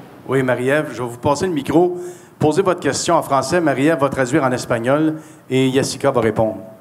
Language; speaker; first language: French; native; French